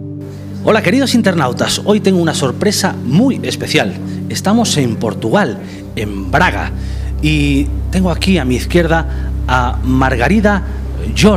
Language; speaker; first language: Spanish; native; Spanish